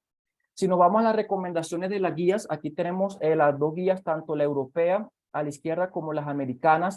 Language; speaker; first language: Spanish; native; Spanish